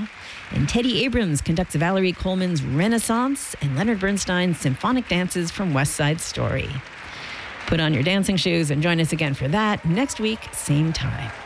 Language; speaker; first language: English; native; English